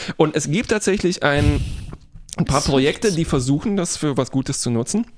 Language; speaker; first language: German; non-native, fluent; Polish